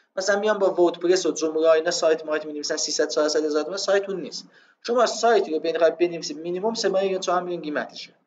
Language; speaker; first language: Persian; non-native, local second language; Azerbaijani